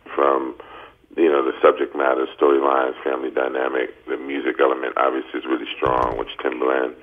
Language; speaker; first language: English; native; English